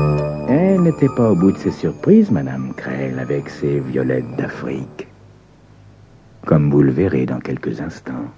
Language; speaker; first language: French; native; French